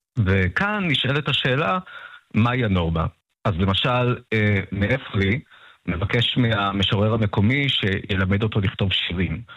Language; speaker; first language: Hebrew; early bilingual, other home language; Russian